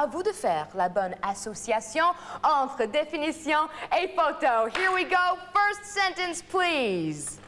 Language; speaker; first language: French; non-native, fluent; English